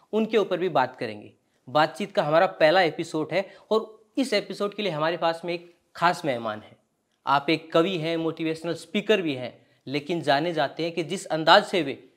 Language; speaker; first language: Hindi; native; Hindi